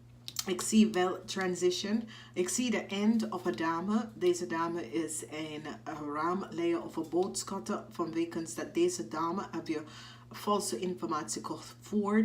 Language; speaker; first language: Dutch; non-native, fluent; English